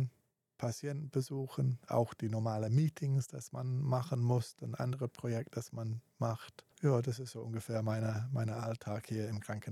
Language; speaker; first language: German; non-native, fluent; English